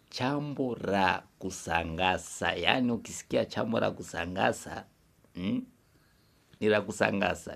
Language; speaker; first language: Swahili; non-native, local second language; Kikuyu